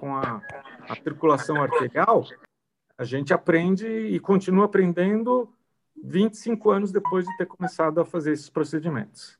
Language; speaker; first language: Portuguese; native; Portuguese